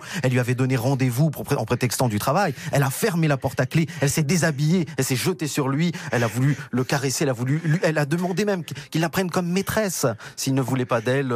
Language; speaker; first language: French; native; French